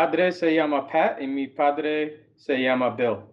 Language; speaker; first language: Spanish; non-native, learner; English